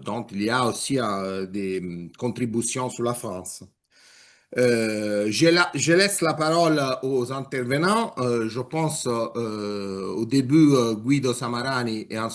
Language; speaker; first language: French; non-native, fluent; Italian